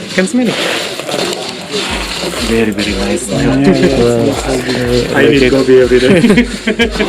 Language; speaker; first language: English; non-native, learner; Indonesian